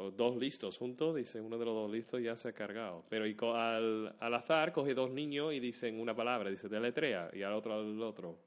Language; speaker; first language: Spanish; non-native, fluent; English